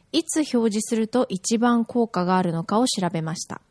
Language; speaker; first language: Japanese; native; Japanese